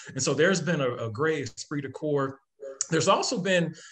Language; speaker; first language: English; native; English